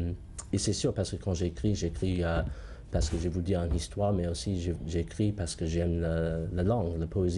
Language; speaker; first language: French; non-native, learner; English